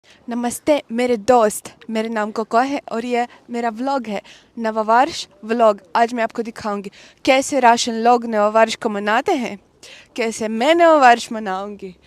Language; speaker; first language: Hindi; non-native, fluent; Russian